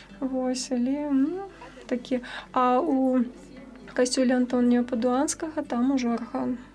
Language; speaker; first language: Belarusian; native; Belarusian